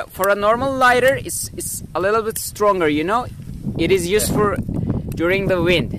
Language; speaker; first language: English; non-native, learner; Turkish